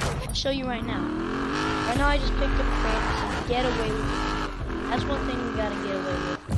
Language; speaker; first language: English; native; English